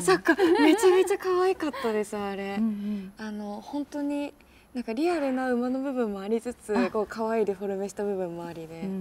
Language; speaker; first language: Japanese; native; Japanese